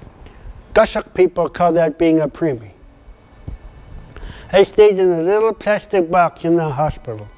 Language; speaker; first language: English; non-native, fluent; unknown